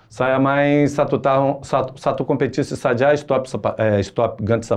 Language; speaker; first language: Indonesian; non-native, fluent; Portuguese